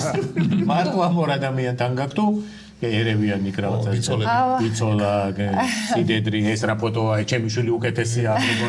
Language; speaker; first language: Georgian; native; Georgian